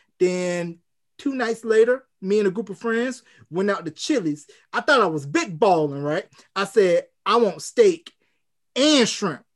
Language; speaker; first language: English; native; English